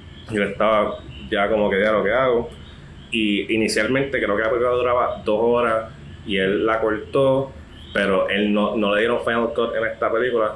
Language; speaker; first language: Spanish; native; Spanish